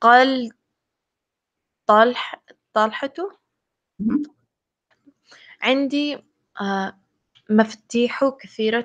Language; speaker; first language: Arabic; non-native, learner; English